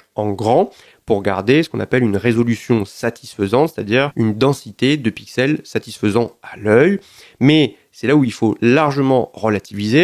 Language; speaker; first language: French; native; French